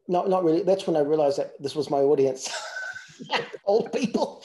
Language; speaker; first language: English; native; English